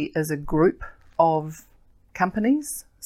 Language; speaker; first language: English; native; English